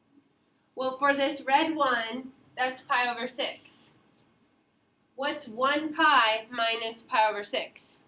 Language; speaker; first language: English; native; English